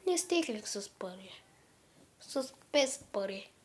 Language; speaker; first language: Bulgarian; non-native, local second language; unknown